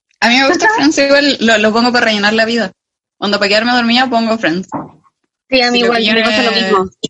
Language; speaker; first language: Spanish; native; Spanish